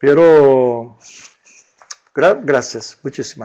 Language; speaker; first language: Spanish; non-native, learner; Portuguese